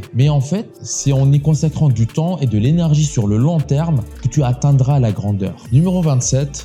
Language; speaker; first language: French; native; French